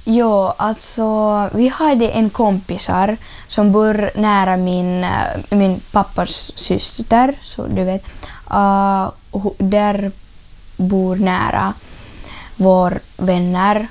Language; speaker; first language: Swedish; non-native, fluent; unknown